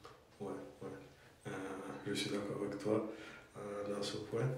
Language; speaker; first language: French; non-native, fluent; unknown